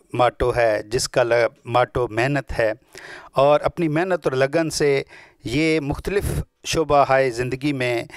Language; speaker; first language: Urdu; non-native, local second language; Punjabi